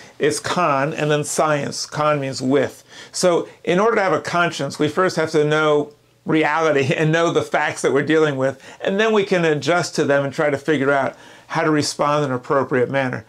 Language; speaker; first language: English; native; English